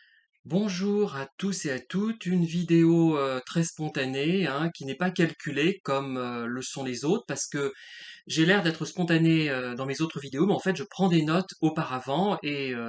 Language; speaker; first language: French; native; French